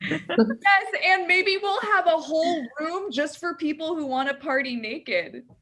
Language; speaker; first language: English; native; English